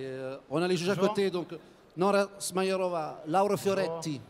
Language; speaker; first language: French; native; French